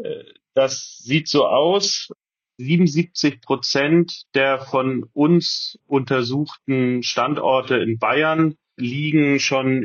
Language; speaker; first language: German; native; German